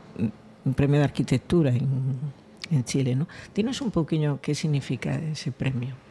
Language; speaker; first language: Spanish; non-native, local second language; Galician